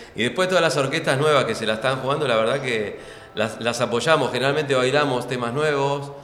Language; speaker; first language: Spanish; native; Spanish